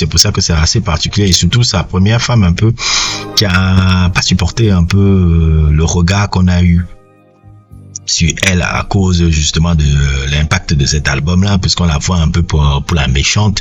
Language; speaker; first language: French; native; French